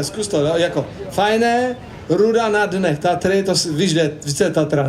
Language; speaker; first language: Czech; native; Czech